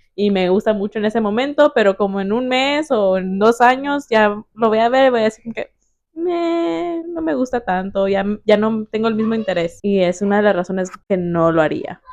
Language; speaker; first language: Spanish; early bilingual, heritage; Spanish